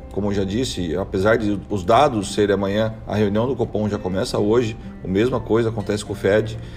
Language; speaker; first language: Portuguese; native; Portuguese